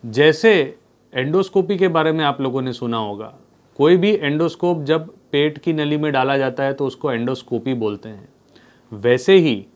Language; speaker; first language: Hindi; non-native, local second language; Gujarati